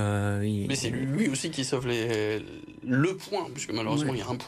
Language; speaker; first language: French; native; French